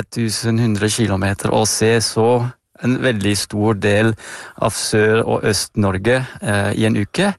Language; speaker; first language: Norwegian; non-native, fluent; Dutch